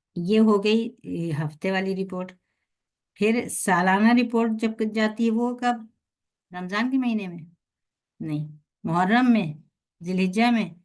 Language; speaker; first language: Urdu; native; Urdu